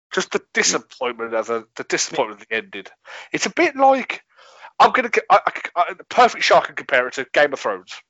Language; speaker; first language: English; native; English